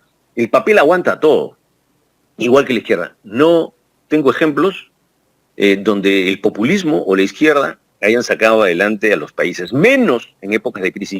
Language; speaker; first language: Spanish; native; Spanish